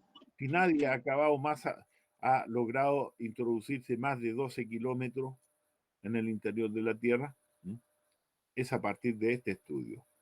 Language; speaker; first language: Spanish; native; Spanish